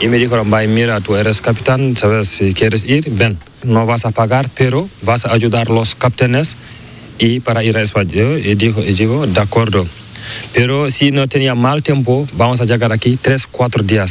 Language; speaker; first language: Spanish; non-native, learner; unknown